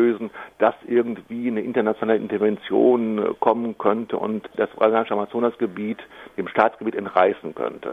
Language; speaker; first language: German; native; German